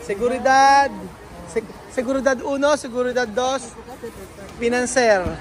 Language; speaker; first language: Spanish; non-native, learner; Filipino